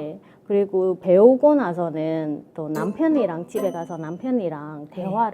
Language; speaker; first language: Korean; non-native, fluent; Vietnamese